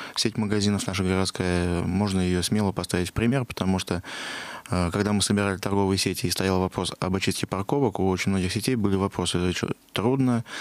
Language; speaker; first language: Russian; native; Russian